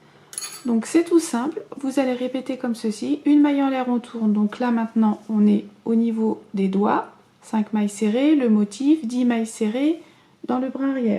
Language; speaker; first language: French; native; French